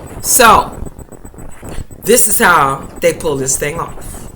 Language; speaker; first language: English; native; English